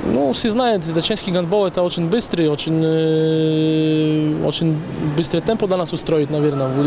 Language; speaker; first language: Russian; non-native, fluent; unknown